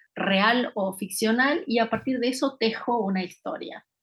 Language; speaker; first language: Spanish; native; Spanish